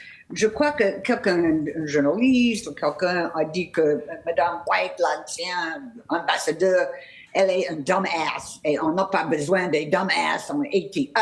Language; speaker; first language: French; non-native, learner; English